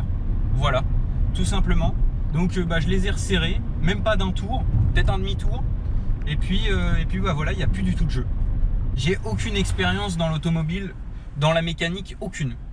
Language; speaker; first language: French; native; French